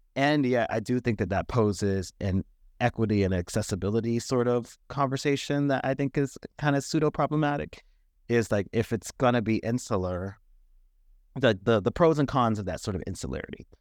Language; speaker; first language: English; native; English